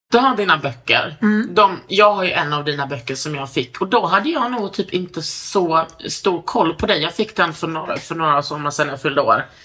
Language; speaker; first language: Swedish; native; Swedish